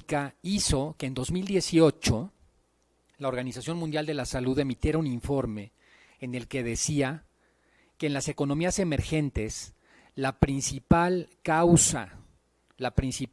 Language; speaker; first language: Spanish; native; Spanish